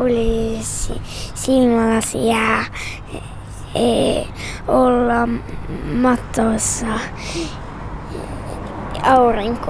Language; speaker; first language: Finnish; non-native, learner; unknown